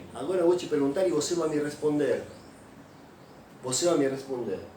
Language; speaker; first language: Portuguese; non-native, fluent; Spanish